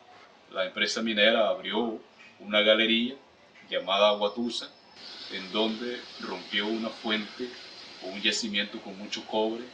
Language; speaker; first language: Spanish; native; Spanish